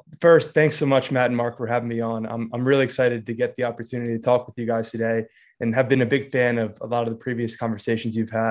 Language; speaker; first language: English; native; English